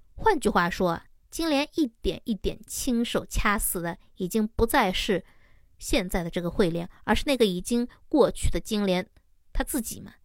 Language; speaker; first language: Chinese; native; Chinese